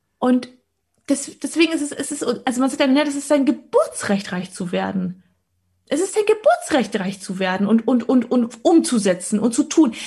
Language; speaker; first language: German; early bilingual, other home language; Polish